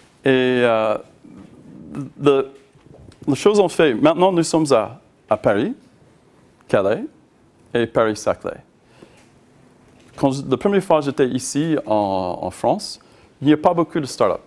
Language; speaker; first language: French; non-native, learner; English